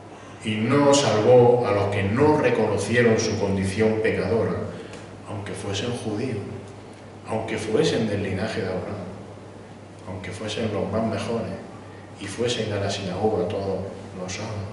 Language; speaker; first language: Spanish; native; Spanish